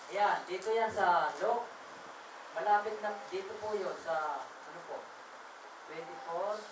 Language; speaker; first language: Filipino; non-native, local second language; Waray